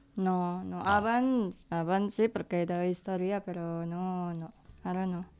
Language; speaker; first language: Catalan; non-native, learner; Indonesian